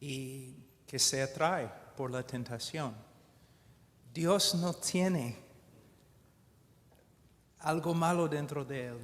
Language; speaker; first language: Spanish; non-native, fluent; English